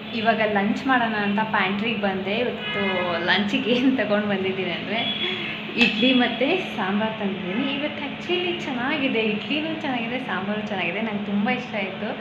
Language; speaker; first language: Kannada; non-native, local second language; Malayalam